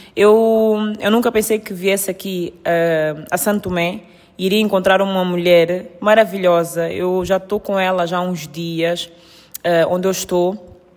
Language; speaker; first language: Portuguese; native; Portuguese